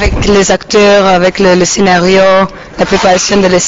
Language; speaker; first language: French; non-native, learner; Italian